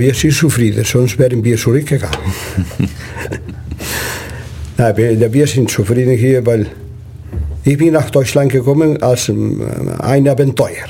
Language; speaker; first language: German; non-native, learner; Spanish